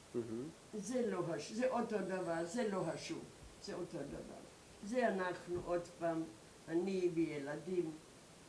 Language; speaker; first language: Hebrew; non-native, learner; German